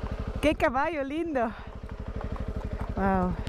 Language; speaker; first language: Spanish; non-native, learner; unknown